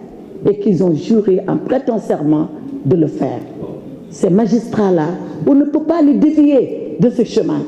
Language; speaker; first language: French; non-native, local second language; Wolof